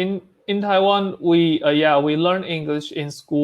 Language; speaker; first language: English; non-native, learner; Chinese